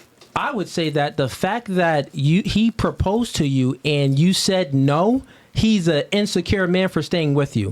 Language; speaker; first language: English; native; English